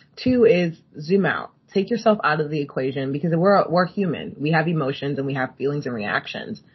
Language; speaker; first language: English; native; English